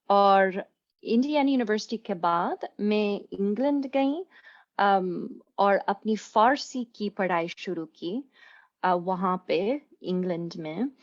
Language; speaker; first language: Hindi; non-native, fluent; English